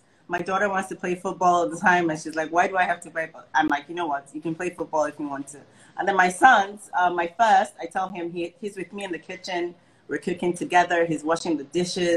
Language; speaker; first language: English; non-native, local second language; Igbo